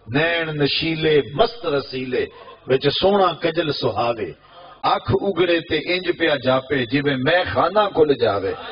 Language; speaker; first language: Urdu; non-native, local second language; Punjabi